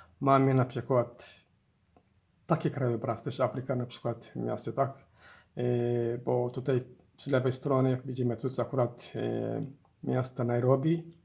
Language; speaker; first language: Polish; non-native, learner; Somali